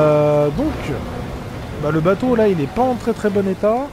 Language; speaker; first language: French; native; French